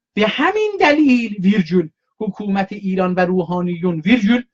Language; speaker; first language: Persian; non-native, local second language; Azerbaijani